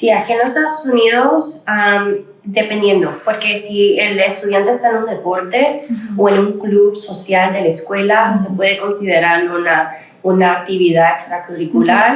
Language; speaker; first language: Spanish; early bilingual, other home language; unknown